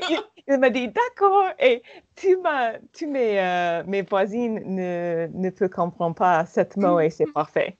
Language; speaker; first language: French; non-native, learner; English